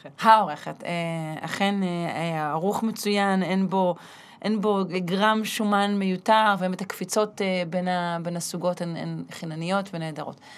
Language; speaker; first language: Hebrew; native; Hebrew